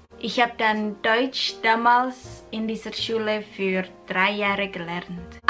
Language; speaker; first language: German; non-native, fluent; Indonesian